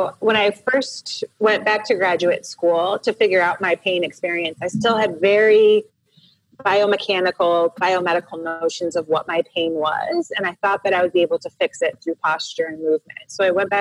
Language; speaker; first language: English; native; English